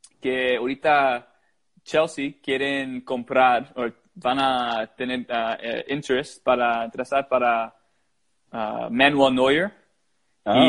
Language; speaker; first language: Spanish; early bilingual, heritage; English